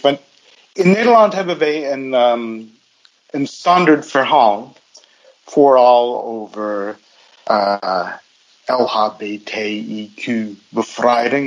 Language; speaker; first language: Dutch; non-native, fluent; English